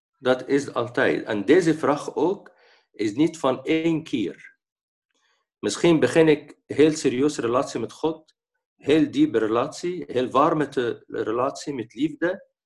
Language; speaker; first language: Dutch; non-native, fluent; Arabic